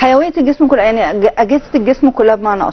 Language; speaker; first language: Arabic; native; Arabic